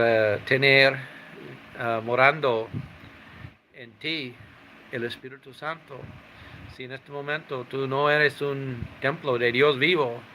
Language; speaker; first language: Spanish; non-native, fluent; English